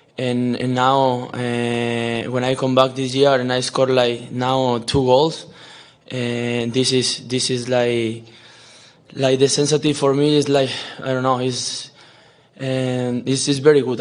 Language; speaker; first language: English; non-native, learner; Spanish